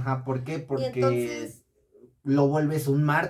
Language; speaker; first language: Spanish; native; Spanish